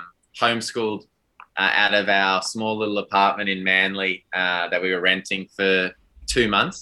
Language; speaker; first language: English; native; English